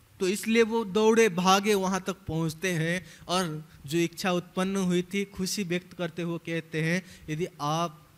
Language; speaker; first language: Hindi; native; Hindi